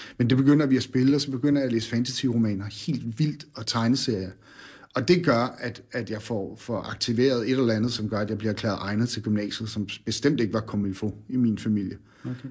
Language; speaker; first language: Danish; native; Danish